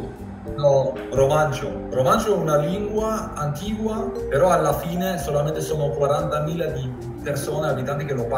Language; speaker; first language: Italian; non-native, local second language; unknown